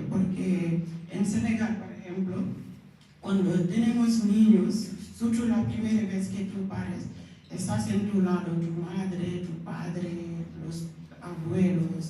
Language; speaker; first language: Spanish; non-native, local second language; Wolof